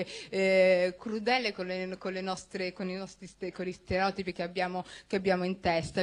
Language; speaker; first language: Italian; early bilingual, other home language; Somali